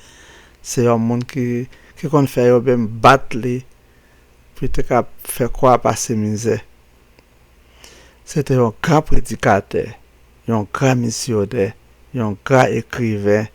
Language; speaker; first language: French; non-native, local second language; Haitian Creole